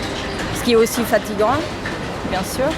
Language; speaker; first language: French; non-native, fluent; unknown